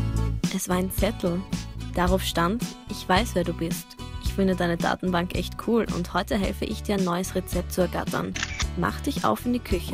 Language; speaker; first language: German; native; German